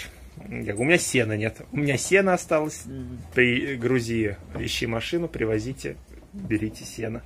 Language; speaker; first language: Russian; native; Russian